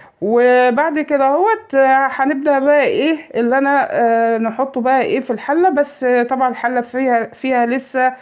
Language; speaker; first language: Arabic; native; Arabic